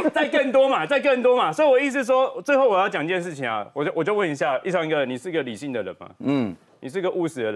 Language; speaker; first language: Chinese; native; Chinese